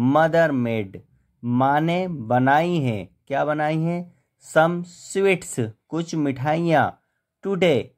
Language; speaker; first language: Hindi; native; Hindi